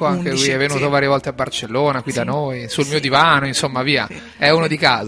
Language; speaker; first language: Italian; native; Italian